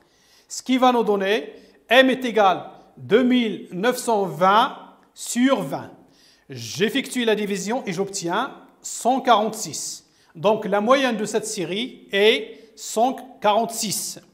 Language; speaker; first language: French; non-native, local second language; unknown